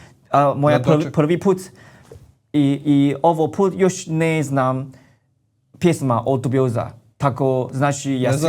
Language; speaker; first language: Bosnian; non-native, learner; Chinese